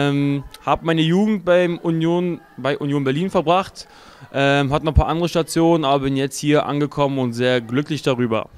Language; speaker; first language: German; native; German